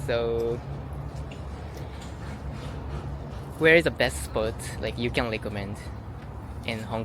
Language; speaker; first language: English; non-native, learner; Japanese